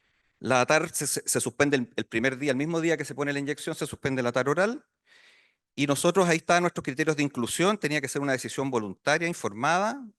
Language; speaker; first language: Spanish; native; Spanish